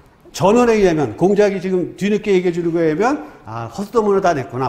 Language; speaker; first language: Korean; native; Korean